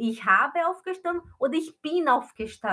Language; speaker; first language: German; non-native, fluent; Portuguese